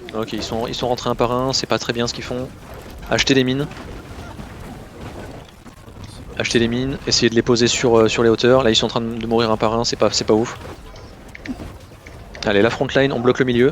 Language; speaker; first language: French; native; French